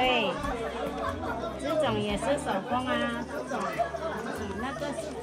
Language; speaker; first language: Chinese; native; Chinese